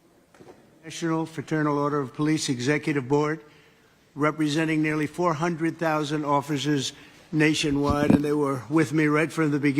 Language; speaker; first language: English; native; English